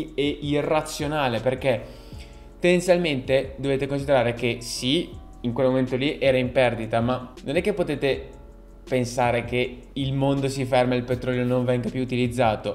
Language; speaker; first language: Italian; native; Italian